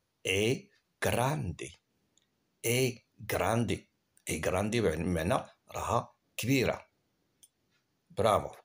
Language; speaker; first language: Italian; non-native, fluent; Arabic